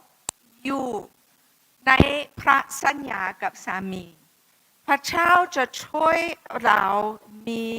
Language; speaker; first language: Thai; non-native, fluent; English